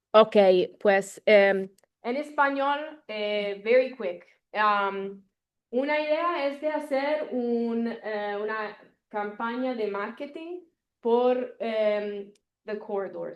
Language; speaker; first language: Spanish; non-native, learner; Italian